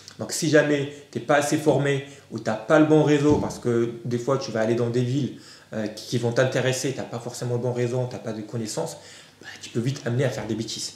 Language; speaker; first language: French; non-native, local second language; Arabic